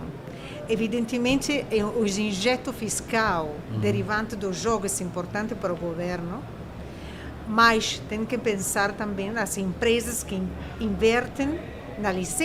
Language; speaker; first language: Portuguese; non-native, fluent; Italian